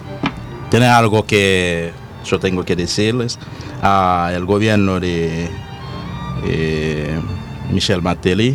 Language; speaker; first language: Spanish; non-native, learner; Haitian Creole